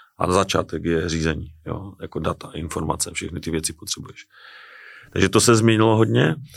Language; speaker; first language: Czech; native; Czech